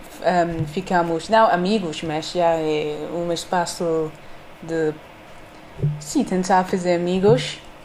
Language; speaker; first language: Portuguese; non-native, learner; English